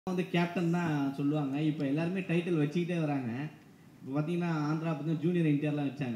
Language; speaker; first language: Tamil; native; Tamil